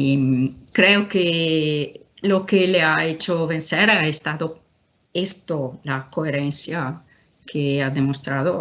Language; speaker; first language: Spanish; non-native, fluent; Italian